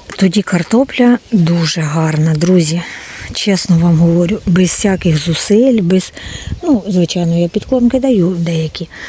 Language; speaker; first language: Ukrainian; non-native, local second language; Russian